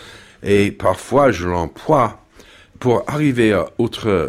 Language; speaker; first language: French; non-native, fluent; English